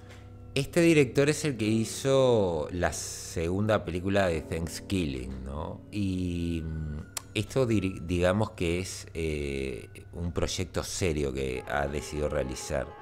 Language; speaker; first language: Spanish; native; Spanish